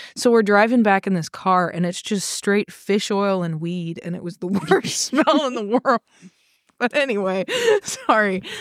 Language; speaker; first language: English; native; English